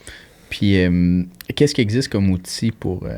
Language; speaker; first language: French; native; French